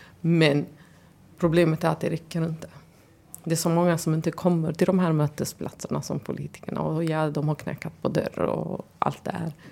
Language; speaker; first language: Swedish; early bilingual, other home language; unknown